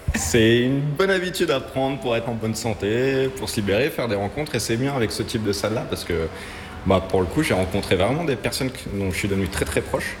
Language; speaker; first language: French; native; French